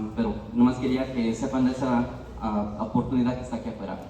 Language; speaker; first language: Spanish; early bilingual, heritage; Spanish